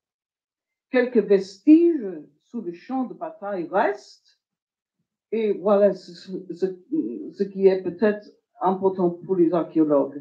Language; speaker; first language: French; non-native, fluent; English